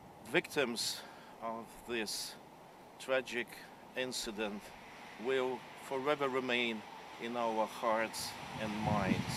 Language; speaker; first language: English; non-native, fluent; Russian